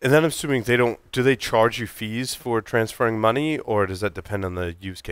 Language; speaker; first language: English; native; English